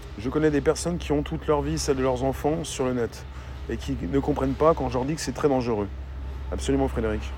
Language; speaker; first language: French; native; French